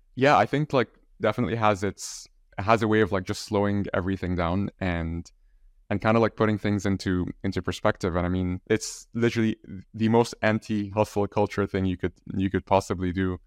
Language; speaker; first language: English; non-native, fluent; Arabic